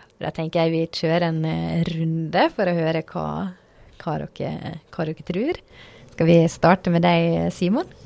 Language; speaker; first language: Norwegian; native; Norwegian